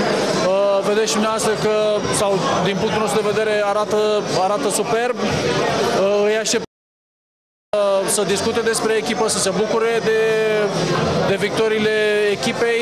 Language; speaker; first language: Romanian; native; Romanian